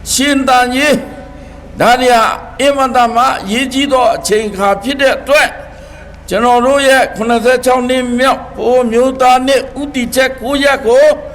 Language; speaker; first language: Burmese; non-native, local second language; Pa'o Karen